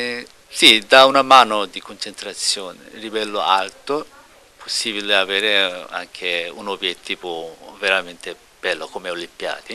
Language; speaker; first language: Italian; non-native, learner; Korean